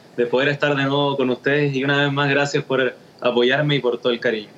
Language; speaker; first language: Spanish; native; Spanish